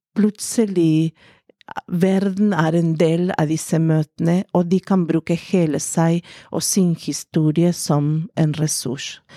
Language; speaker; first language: Norwegian; non-native, fluent; Spanish